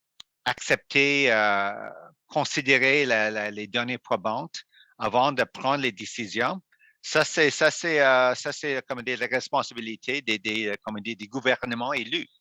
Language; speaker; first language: French; non-native, local second language; English